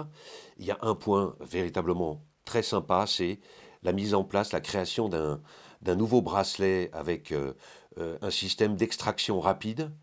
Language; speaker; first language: French; native; French